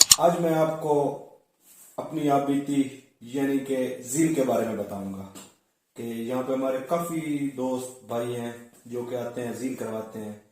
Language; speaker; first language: Urdu; non-native, local second language; Punjabi